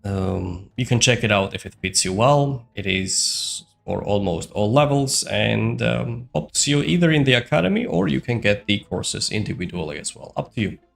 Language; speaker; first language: English; non-native, fluent; Georgian